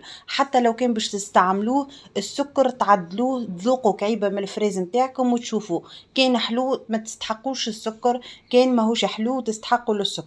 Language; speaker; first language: Arabic; native; Arabic